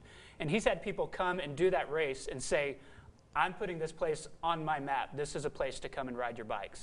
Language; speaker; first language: English; native; English